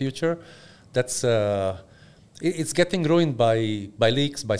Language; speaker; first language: English; non-native, fluent; Bosnian